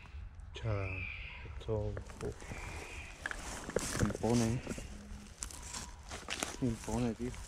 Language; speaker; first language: Spanish; native; Spanish